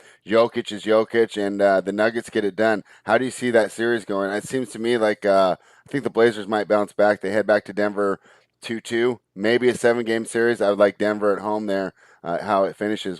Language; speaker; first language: English; native; English